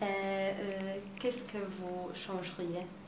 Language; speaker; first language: French; non-native, learner; Polish